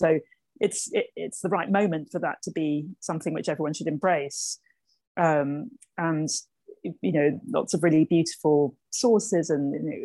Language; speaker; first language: English; native; English